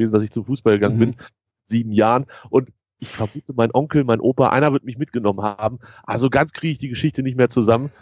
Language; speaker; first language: German; native; German